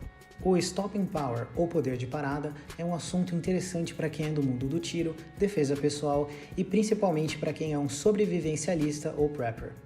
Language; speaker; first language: Portuguese; native; Portuguese